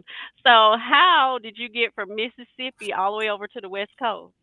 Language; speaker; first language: English; native; English